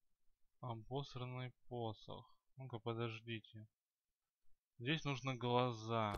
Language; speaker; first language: Russian; native; Russian